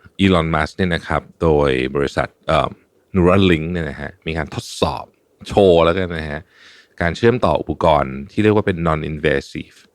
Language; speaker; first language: Thai; native; Thai